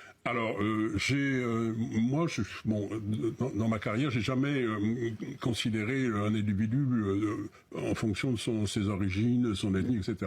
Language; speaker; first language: French; native; French